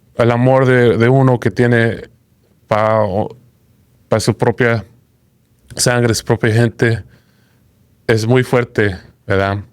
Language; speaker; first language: Spanish; early bilingual, heritage; Spanish